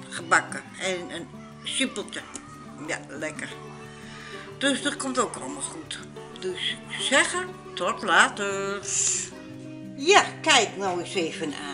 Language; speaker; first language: Dutch; native; Dutch